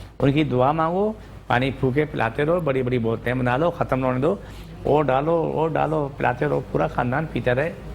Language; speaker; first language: Urdu; non-native, local second language; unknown